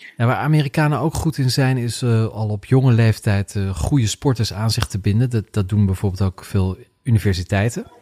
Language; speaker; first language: Dutch; native; Dutch